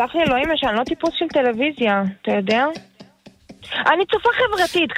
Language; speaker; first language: Hebrew; native; Hebrew